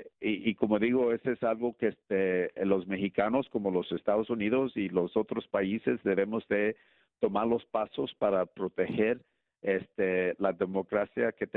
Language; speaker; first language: Spanish; early bilingual, heritage; Spanish